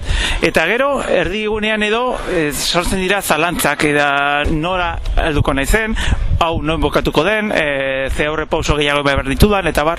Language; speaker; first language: Basque; non-native, fluent; Spanish